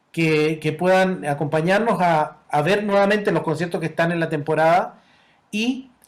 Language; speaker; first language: Spanish; native; Spanish